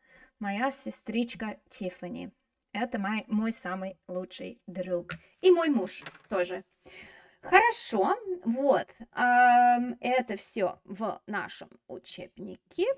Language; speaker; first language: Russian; non-native, fluent; English